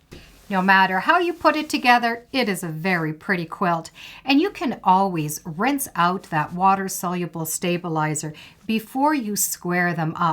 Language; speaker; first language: English; native; English